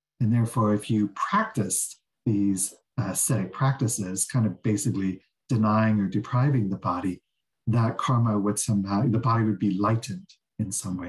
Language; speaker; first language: English; native; English